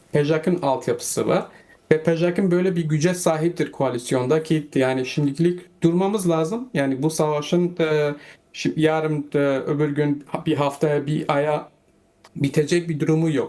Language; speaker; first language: Turkish; non-native, fluent; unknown